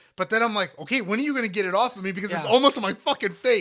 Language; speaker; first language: English; native; English